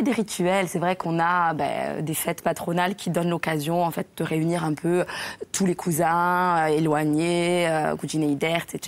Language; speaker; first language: French; native; French